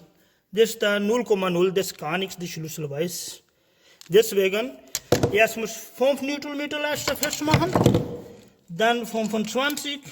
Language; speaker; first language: German; non-native, learner; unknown